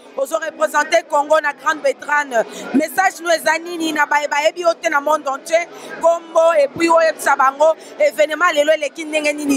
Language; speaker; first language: French; non-native, local second language; Lingala